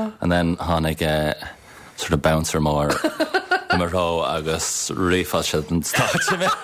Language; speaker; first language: Irish; non-native, local second language; English